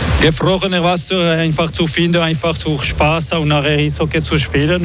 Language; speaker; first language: German; non-native, learner; French